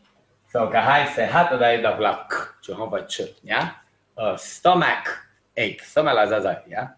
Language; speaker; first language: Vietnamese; non-native, fluent; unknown